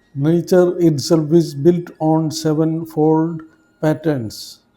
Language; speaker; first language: English; non-native, local second language; Malayalam